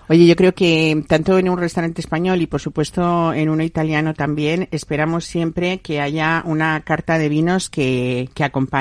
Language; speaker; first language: Spanish; native; Spanish